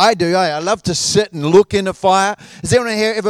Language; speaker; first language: English; native; English